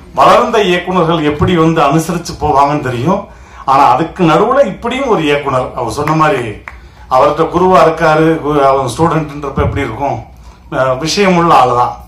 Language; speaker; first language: Tamil; native; Tamil